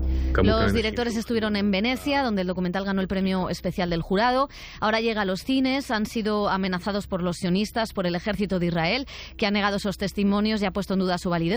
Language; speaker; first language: Spanish; native; Spanish